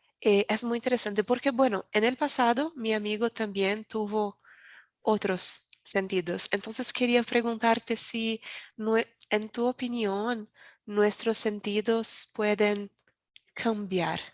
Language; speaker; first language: Spanish; non-native, learner; Portuguese